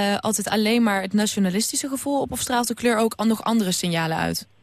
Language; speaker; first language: Dutch; native; Dutch